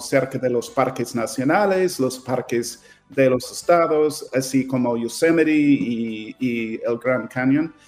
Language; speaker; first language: Spanish; non-native, fluent; English